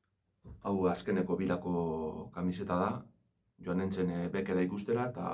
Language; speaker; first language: Basque; native; Basque